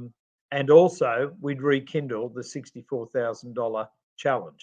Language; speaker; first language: English; native; English